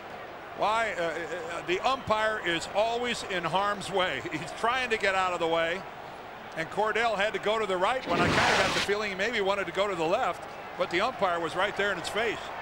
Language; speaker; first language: English; native; English